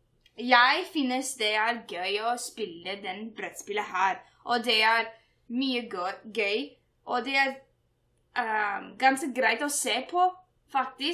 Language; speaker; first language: Norwegian; non-native, learner; English